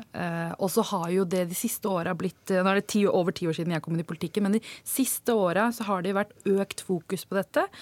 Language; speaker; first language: Norwegian; early bilingual, other home language; Tamil